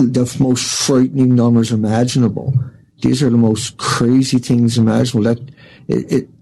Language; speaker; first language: English; native; English